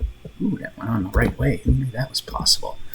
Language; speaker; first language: English; native; English